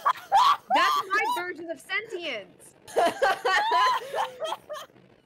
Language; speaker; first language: English; native; English